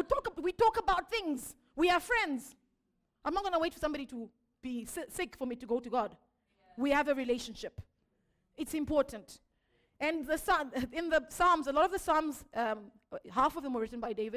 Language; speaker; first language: English; non-native, local second language; Shona